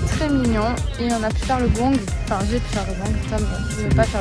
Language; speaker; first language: French; native; French